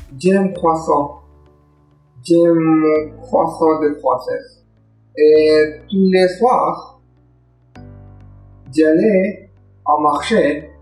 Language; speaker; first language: French; non-native, learner; English